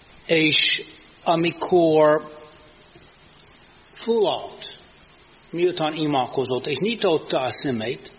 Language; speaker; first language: Hungarian; non-native, fluent; English